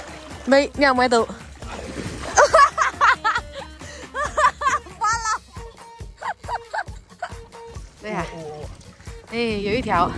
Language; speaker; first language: Chinese; non-native, local second language; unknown